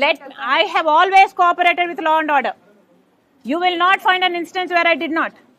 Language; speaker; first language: English; non-native, local second language; Telugu